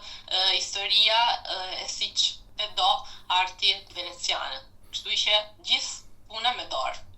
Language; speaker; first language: Albanian; non-native, fluent; Italian